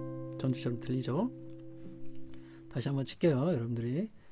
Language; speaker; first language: Korean; native; Korean